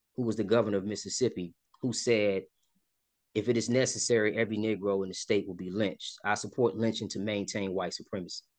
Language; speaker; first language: English; native; English